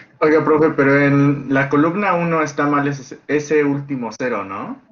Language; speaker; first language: Spanish; native; Spanish